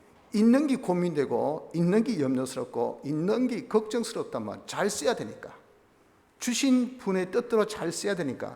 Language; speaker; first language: Korean; native; Korean